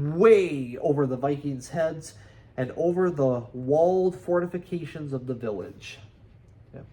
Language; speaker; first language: English; native; English